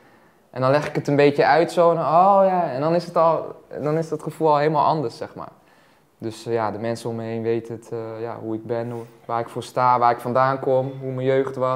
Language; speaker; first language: Dutch; native; Dutch